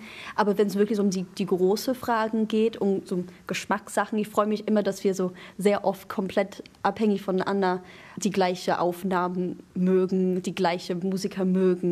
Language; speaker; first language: German; non-native, fluent; English